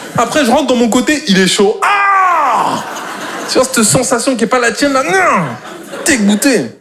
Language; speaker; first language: French; native; French